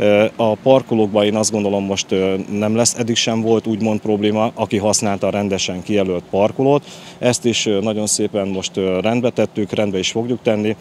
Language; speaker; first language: Hungarian; native; Hungarian